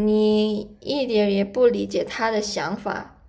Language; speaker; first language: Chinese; non-native, fluent; Indonesian